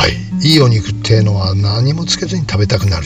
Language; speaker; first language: Japanese; native; Japanese